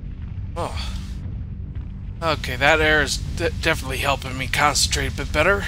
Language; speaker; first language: English; native; English